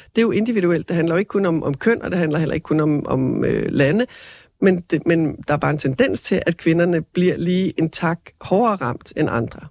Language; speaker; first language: Danish; native; Danish